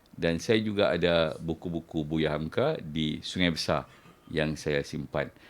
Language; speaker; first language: Malay; native; Malay